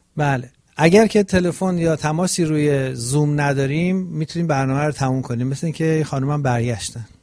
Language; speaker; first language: Persian; native; Persian